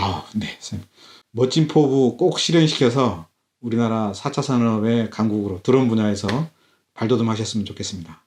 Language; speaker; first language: Korean; native; Korean